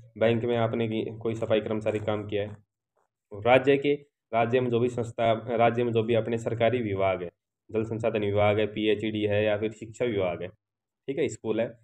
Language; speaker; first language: Hindi; native; Hindi